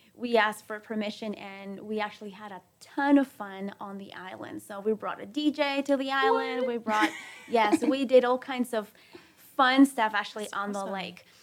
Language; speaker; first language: English; non-native, fluent; Spanish